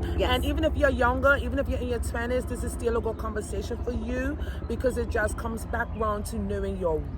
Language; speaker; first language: English; native; English